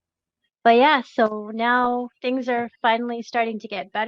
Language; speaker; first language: English; non-native, local second language; French